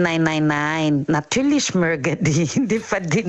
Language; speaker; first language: German; non-native, fluent; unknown